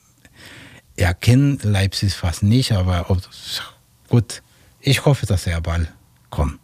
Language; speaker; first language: German; non-native, fluent; Spanish